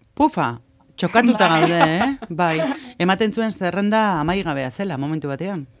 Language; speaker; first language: Basque; native; Basque